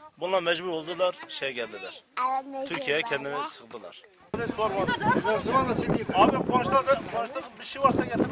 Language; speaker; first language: Turkish; non-native, local second language; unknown